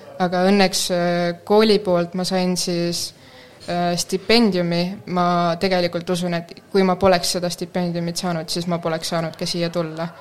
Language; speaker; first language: Estonian; native; Estonian